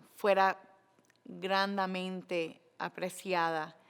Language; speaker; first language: Spanish; early bilingual, other home language; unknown